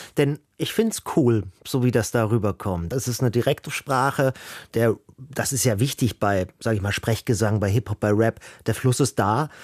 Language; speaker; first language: German; native; German